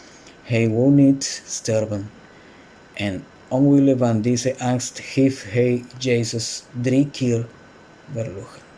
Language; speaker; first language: Dutch; non-native, fluent; Spanish